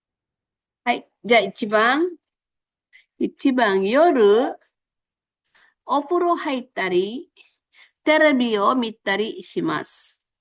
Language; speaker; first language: Japanese; non-native, fluent; Filipino